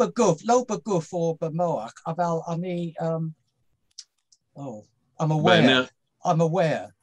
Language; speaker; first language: Hebrew; non-native, learner; English